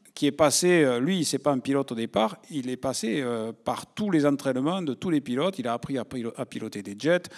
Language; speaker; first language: French; native; French